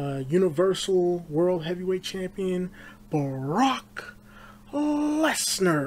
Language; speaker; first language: English; native; English